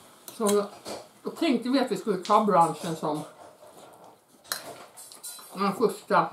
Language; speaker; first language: Swedish; native; Swedish